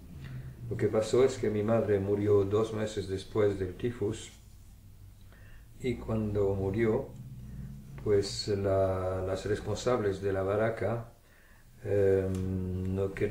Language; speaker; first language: Spanish; early bilingual, heritage; German